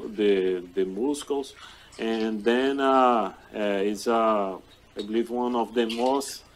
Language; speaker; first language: English; non-native, fluent; Portuguese